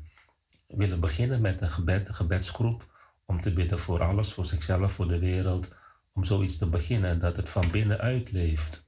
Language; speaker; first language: Dutch; non-native, fluent; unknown